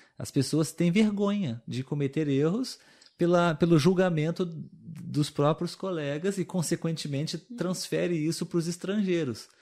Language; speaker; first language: Portuguese; native; Portuguese